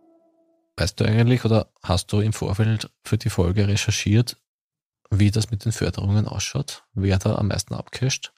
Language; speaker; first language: German; native; German